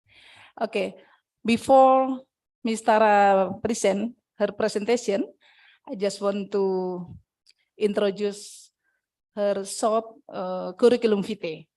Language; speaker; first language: English; non-native, fluent; Indonesian